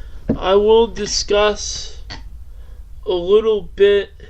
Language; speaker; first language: English; native; English